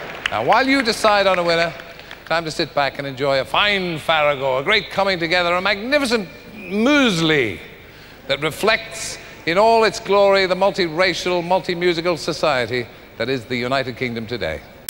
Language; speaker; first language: English; native; English